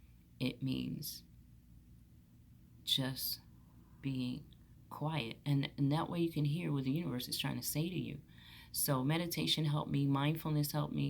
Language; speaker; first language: English; native; English